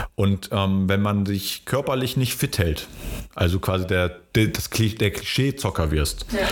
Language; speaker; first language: German; early bilingual, other home language; Polish